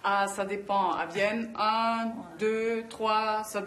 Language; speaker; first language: French; non-native, fluent; German